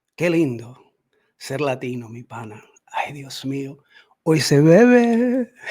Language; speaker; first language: Spanish; early bilingual, heritage; Spanish